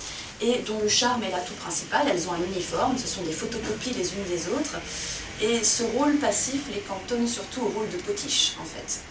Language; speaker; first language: French; native; French